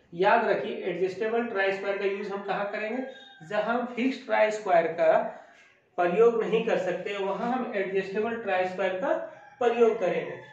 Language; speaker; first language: Hindi; native; Hindi